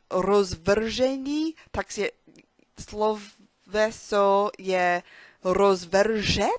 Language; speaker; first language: Czech; non-native, learner; English